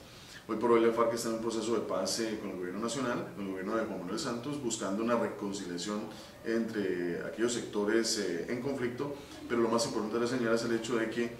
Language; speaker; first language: Spanish; native; Spanish